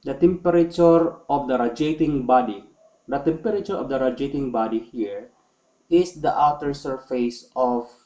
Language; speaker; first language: English; non-native, local second language; Filipino